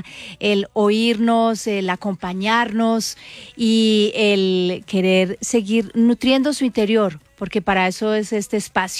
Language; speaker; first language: Spanish; native; Spanish